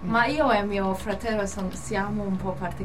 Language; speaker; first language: Italian; non-native, learner; Cantonese